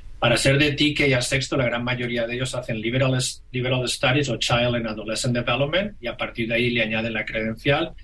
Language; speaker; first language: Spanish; non-native, local second language; Catalan